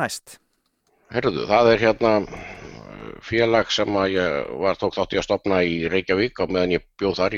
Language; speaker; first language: Icelandic; native; Icelandic